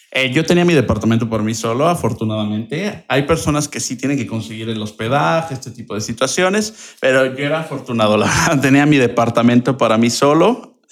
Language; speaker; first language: Spanish; native; Spanish